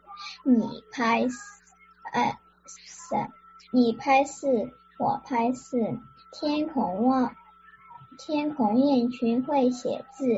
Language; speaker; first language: Chinese; early bilingual, heritage; Chinese